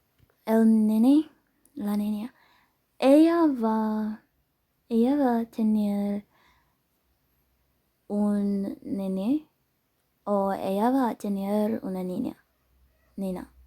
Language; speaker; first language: Spanish; non-native, learner; English